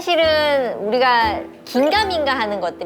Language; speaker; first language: Korean; native; Korean